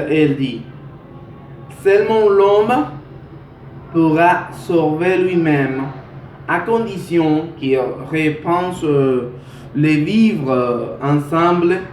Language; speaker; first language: French; non-native, learner; Spanish